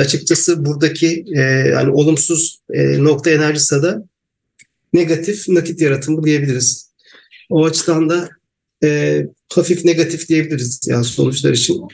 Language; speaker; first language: Turkish; native; Turkish